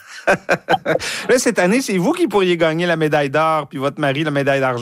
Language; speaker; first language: French; native; French